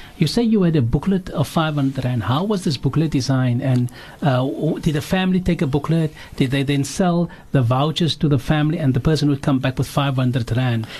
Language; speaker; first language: English; native; English